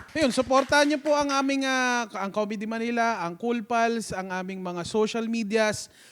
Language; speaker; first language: Filipino; native; Filipino